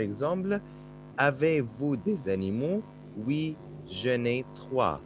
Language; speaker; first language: French; non-native, fluent; Arabic